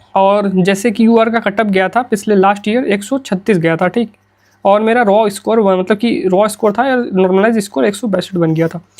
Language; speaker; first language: Hindi; native; Hindi